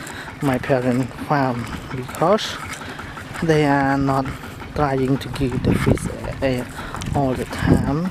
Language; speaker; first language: English; non-native, learner; Khmer